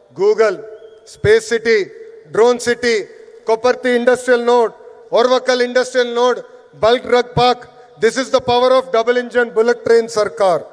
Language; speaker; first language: Telugu; native; Telugu